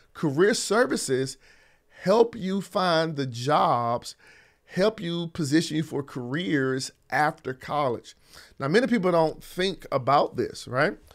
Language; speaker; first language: English; native; English